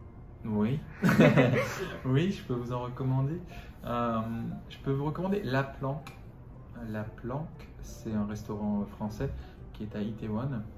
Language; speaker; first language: French; non-native, fluent; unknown